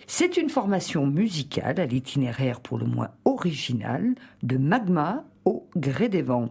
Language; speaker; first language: French; native; French